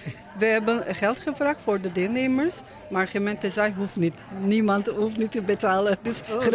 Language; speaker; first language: Dutch; non-native, local second language; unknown